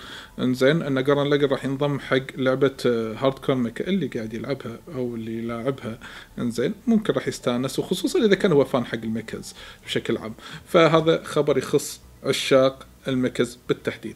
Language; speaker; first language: Arabic; native; Arabic